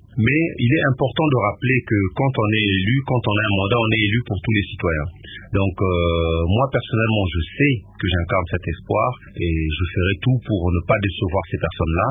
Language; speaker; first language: French; non-native, local second language; Lingala